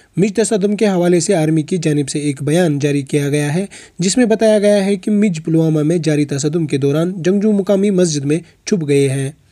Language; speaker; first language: Urdu; non-native, local second language; Kashmiri